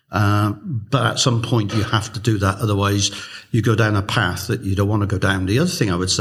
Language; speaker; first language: English; native; English